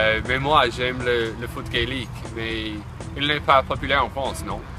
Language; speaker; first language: French; non-native, learner; English